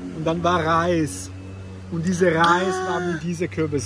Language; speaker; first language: German; non-native, fluent; Italian